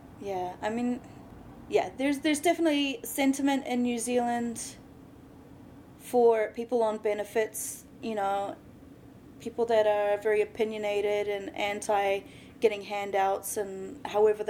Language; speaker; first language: English; native; English